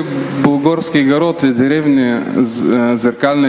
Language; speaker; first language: Russian; non-native, learner; Bulgarian